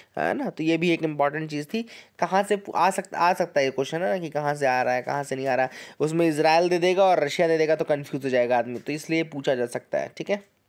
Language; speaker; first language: Hindi; native; Hindi